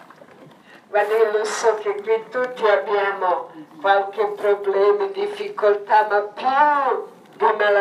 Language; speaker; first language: Italian; non-native, learner; Croatian